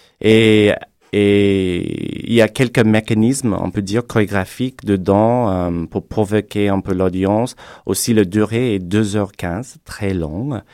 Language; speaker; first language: French; non-native, fluent; English